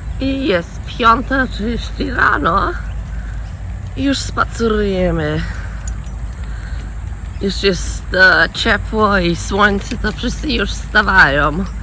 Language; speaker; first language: Polish; early bilingual, heritage; Polish